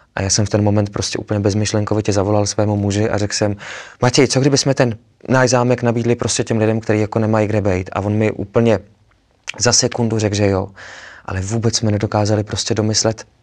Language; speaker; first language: Czech; native; Czech